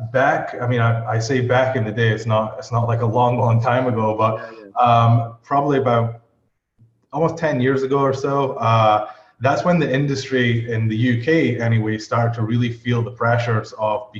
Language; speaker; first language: English; native; English